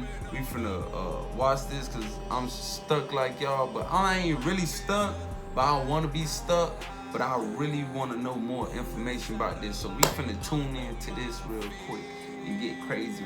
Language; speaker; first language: English; native; English